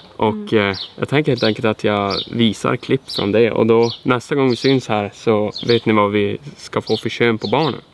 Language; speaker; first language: Swedish; native; Swedish